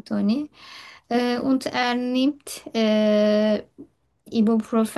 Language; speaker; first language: German; non-native, learner; Turkish